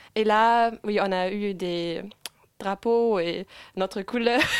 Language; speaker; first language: French; non-native, fluent; German